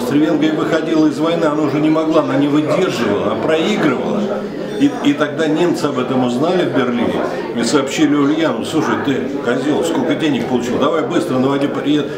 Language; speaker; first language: Russian; native; Russian